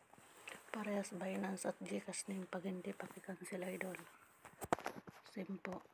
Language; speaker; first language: Filipino; native; Filipino